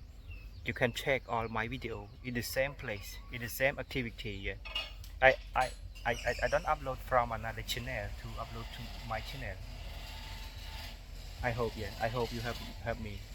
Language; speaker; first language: English; non-native, learner; Khmer